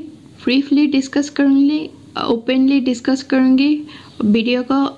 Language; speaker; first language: Hindi; non-native, local second language; Assamese